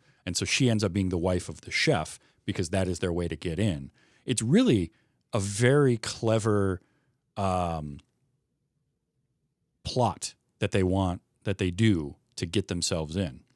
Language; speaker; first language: English; native; English